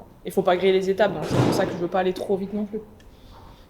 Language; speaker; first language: French; native; French